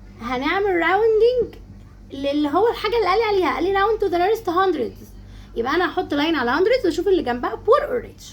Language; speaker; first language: Arabic; native; Arabic